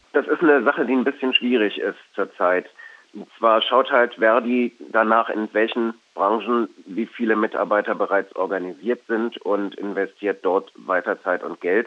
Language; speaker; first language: German; native; German